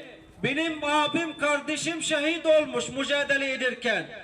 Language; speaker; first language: Turkish; non-native, fluent; Arabic